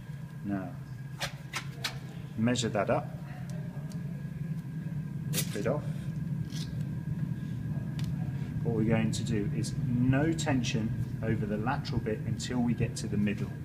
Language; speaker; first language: English; native; English